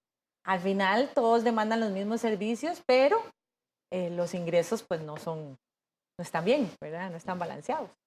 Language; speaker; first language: Spanish; native; Spanish